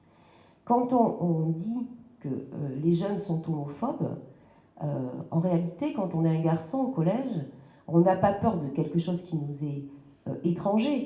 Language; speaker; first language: French; native; French